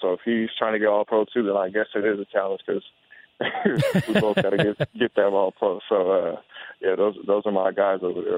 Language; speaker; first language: English; native; English